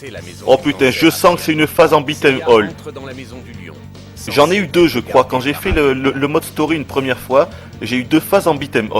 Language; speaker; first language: French; native; French